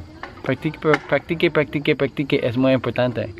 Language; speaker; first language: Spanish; non-native, learner; English